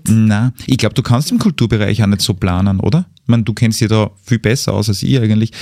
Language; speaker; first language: German; native; German